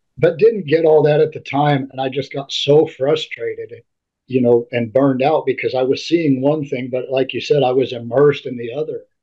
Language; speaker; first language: English; native; English